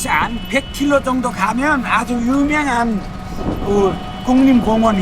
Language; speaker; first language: Korean; non-native, fluent; Nepali